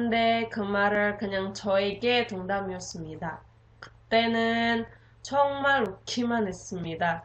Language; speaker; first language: Korean; non-native, learner; Indonesian